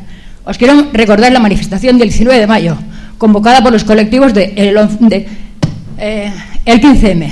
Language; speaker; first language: Spanish; native; Spanish